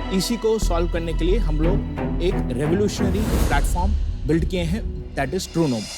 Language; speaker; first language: Hindi; non-native, local second language; Tamil